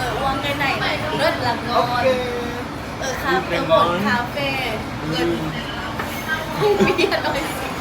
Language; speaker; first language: Vietnamese; non-native, learner; Khmer